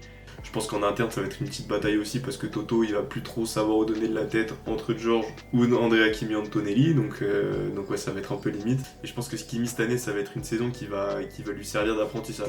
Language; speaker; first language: French; native; French